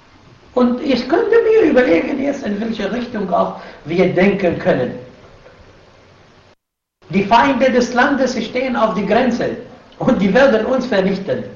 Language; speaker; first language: German; non-native, fluent; Arabic